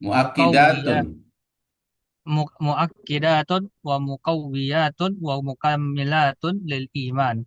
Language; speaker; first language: Arabic; non-native, learner; Indonesian